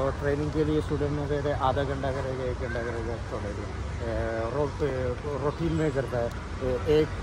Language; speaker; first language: Hindi; non-native, local second language; Malayalam